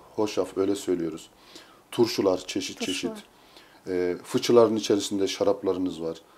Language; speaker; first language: Turkish; native; Turkish